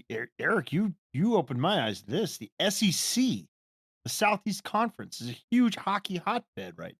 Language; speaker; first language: English; native; English